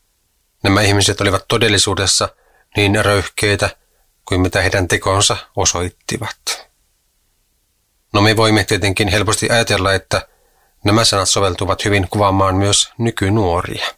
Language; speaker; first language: Finnish; native; Finnish